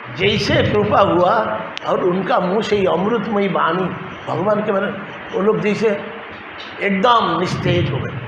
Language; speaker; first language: Hindi; non-native, local second language; Bangla